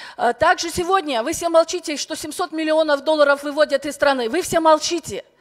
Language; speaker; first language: Russian; native; Russian